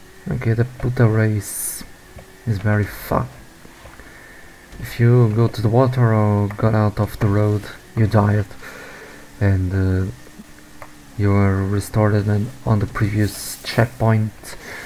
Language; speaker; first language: English; non-native, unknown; Portuguese